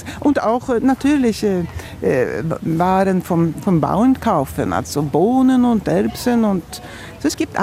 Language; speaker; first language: German; non-native, fluent; Swedish